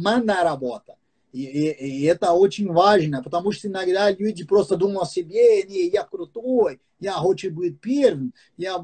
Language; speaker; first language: Russian; non-native, fluent; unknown